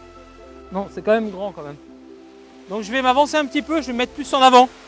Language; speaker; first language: French; native; French